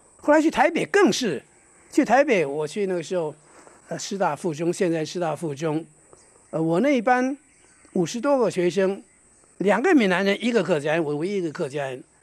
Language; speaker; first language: Chinese; non-native, local second language; Hakka Chinese